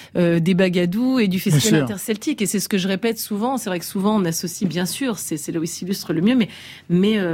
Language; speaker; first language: French; native; French